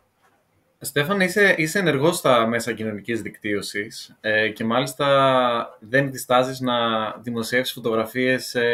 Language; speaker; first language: Greek; native; Greek